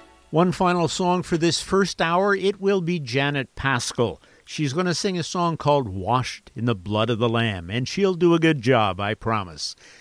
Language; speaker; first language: English; native; English